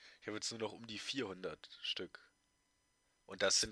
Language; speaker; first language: German; native; German